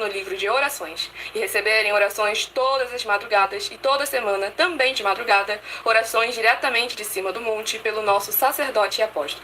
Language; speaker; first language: Portuguese; native; Portuguese